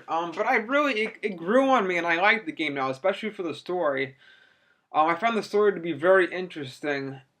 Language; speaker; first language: English; native; English